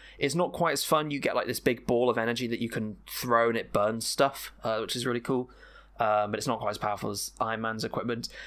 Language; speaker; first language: English; native; English